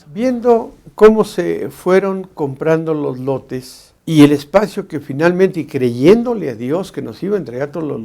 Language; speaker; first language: Spanish; native; Spanish